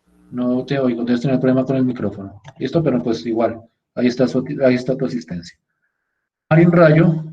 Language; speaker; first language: Spanish; native; Spanish